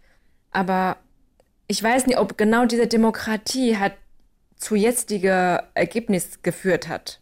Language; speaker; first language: German; non-native, fluent; Chinese